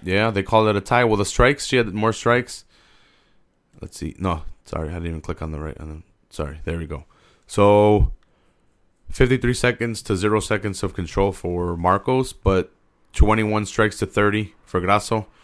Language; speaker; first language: English; native; English